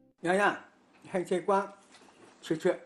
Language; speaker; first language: Chinese; non-native, local second language; Wu Chinese